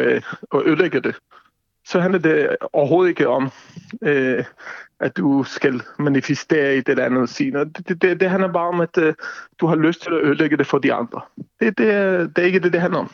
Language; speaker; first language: Danish; non-native, fluent; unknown